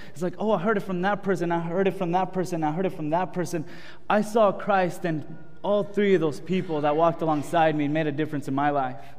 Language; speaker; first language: English; early bilingual, other home language; Spanish